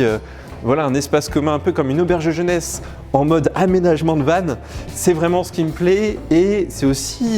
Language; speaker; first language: French; native; French